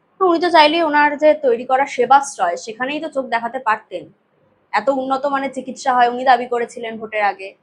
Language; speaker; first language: Bangla; native; Bangla